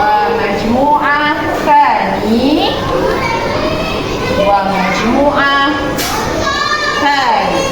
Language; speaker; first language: Arabic; non-native, learner; Malay